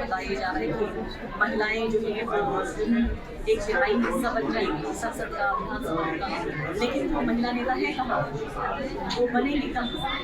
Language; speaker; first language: Hindi; native; Hindi